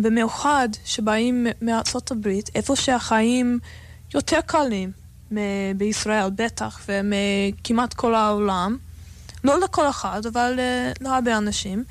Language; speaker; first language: Hebrew; non-native, fluent; English